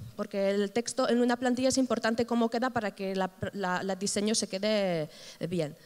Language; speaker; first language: Spanish; non-native, fluent; Polish